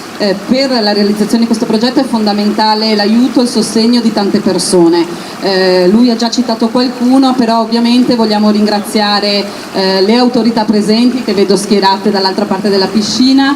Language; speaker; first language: Italian; native; Italian